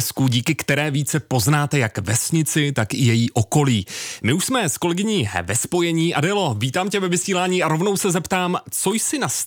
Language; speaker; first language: Czech; native; Czech